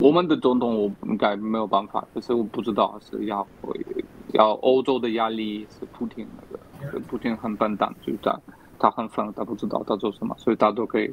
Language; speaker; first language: Chinese; non-native, learner; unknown